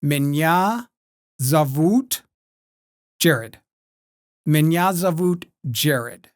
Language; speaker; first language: Russian; non-native, learner; English